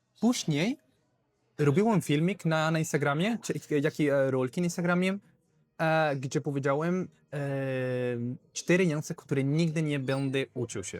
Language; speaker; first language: Polish; non-native, learner; Spanish